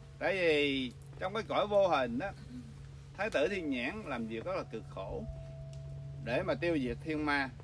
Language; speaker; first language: Vietnamese; early bilingual, other home language; English